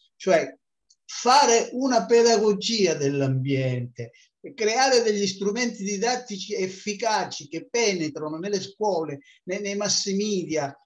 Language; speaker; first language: Italian; native; Italian